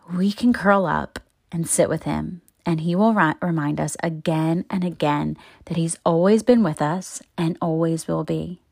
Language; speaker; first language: English; native; English